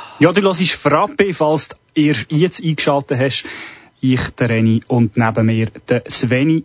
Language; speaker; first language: German; early bilingual, other home language; Serbian